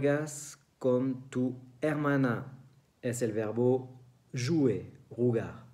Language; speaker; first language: Spanish; non-native, fluent; French